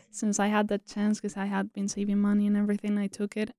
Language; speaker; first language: English; non-native, fluent; Spanish